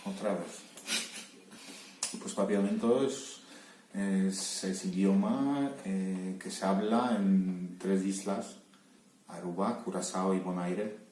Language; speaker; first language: Spanish; non-native, fluent; Polish